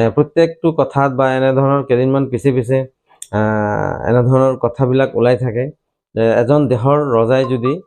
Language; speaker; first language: Assamese; non-native, local second language; Bangla